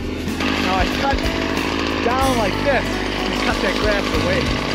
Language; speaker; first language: English; native; English